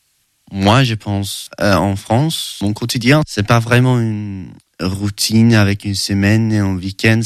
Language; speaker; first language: French; non-native, learner; Swedish